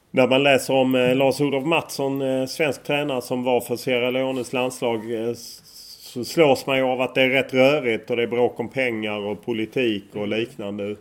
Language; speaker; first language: Swedish; native; Swedish